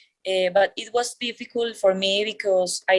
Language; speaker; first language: English; non-native, learner; Spanish